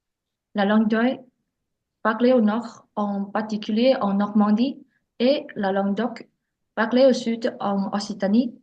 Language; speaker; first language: French; non-native, learner; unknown